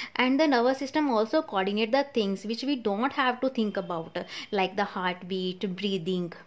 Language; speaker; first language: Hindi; non-native, local second language; Punjabi